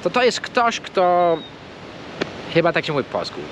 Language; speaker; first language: Polish; early bilingual, heritage; Polish